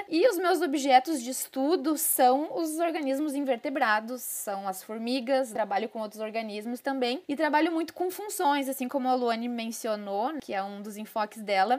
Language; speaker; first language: Portuguese; native; Portuguese